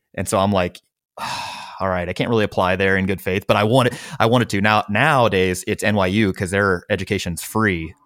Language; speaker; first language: English; native; English